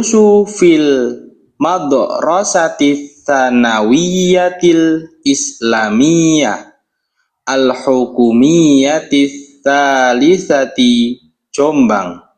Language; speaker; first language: Arabic; non-native, learner; Indonesian